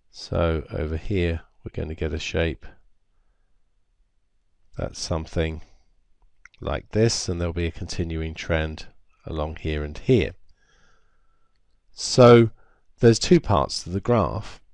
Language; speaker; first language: English; native; English